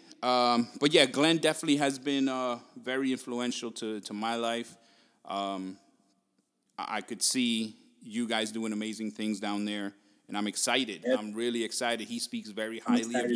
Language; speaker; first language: English; native; English